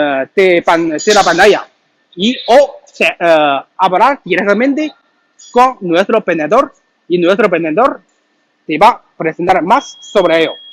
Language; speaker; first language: Spanish; non-native, learner; Chinese